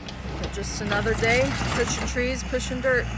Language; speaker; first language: English; native; English